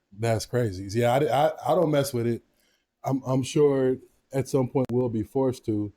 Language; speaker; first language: English; native; English